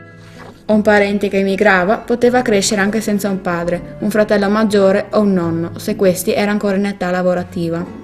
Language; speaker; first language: Italian; native; Italian